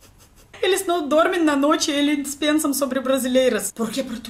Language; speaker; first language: Portuguese; non-native, learner; Russian